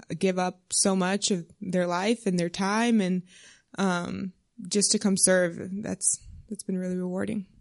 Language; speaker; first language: English; native; English